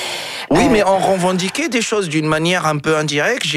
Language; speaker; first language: French; non-native, local second language; Arabic